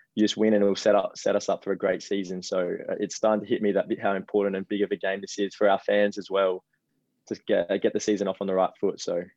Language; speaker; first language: English; native; English